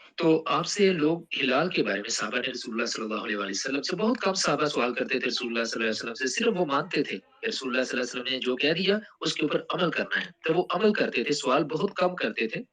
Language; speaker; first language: Urdu; non-native, local second language; Punjabi